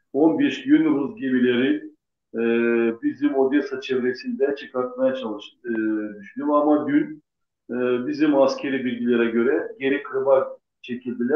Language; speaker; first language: Turkish; non-native, local second language; Gagauz